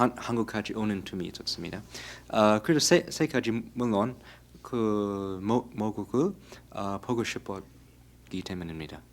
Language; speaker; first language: Korean; non-native, learner; English